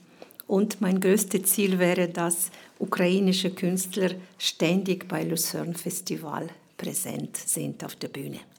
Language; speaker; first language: German; non-native, fluent; Ukrainian